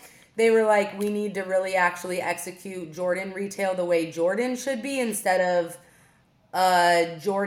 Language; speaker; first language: English; native; English